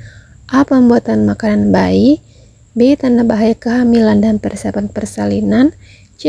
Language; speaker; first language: Indonesian; native; Indonesian